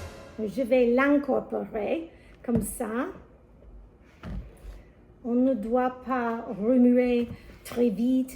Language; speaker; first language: French; non-native, learner; English